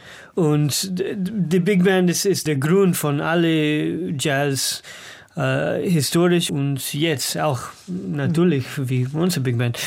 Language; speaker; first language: German; non-native, learner; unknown